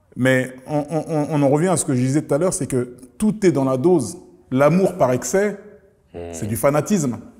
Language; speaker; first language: French; early bilingual, other home language; Lingala